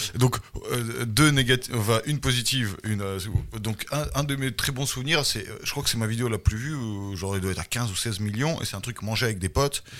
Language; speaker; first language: French; early bilingual, other home language; Russian